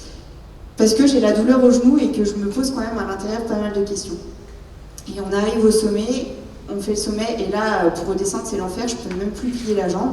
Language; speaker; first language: French; native; French